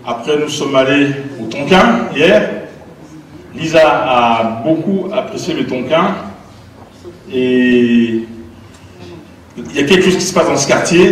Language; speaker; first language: French; native; French